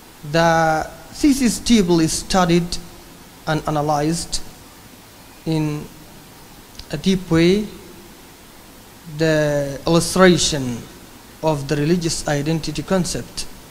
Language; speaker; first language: English; non-native, fluent; Arabic